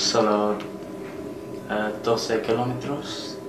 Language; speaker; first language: Spanish; non-native, learner; English